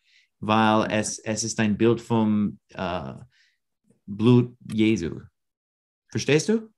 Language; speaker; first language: German; non-native, learner; English